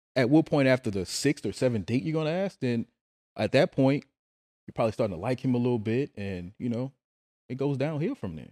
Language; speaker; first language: English; native; English